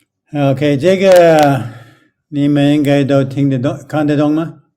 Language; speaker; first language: Chinese; non-native, fluent; English